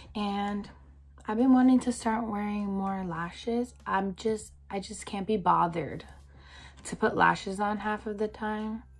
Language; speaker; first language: English; native; English